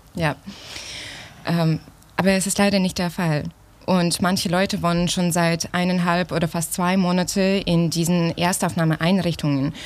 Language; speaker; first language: German; non-native, fluent; Ukrainian